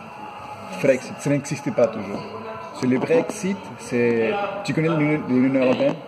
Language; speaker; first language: French; non-native, fluent; Spanish